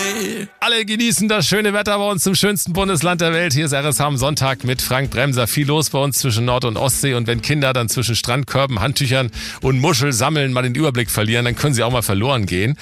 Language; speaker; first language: German; native; German